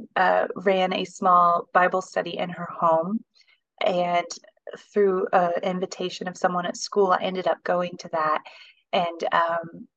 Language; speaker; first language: English; native; English